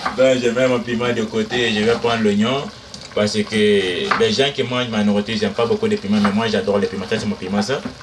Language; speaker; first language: French; non-native, local second language; Susu